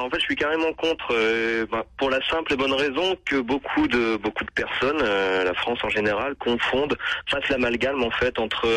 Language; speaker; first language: French; native; French